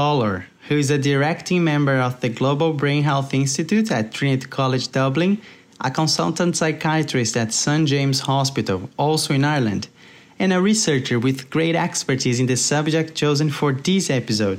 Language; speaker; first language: English; non-native, fluent; Portuguese